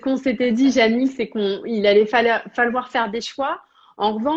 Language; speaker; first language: French; native; French